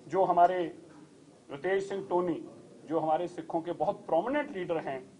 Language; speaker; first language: Hindi; non-native, local second language; Punjabi